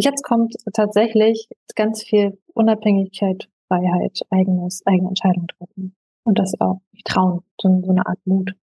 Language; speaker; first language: German; native; German